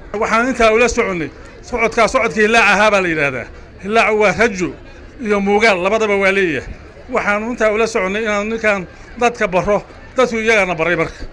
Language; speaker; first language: Somali; native; Somali